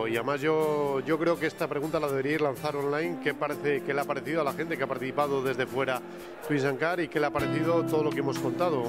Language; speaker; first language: Spanish; native; Spanish